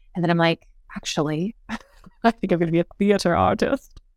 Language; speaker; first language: English; native; English